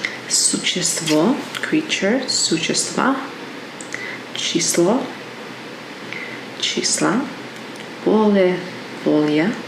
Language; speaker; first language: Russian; non-native, learner; English